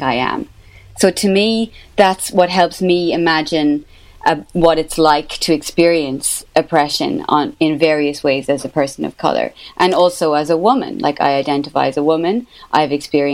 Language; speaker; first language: English; native; English